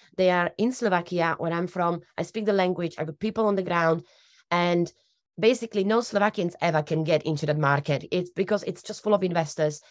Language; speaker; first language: English; non-native, fluent; Slovak